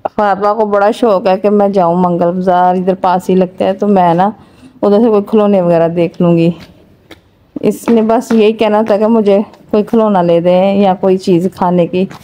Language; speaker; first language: Urdu; non-native, local second language; Punjabi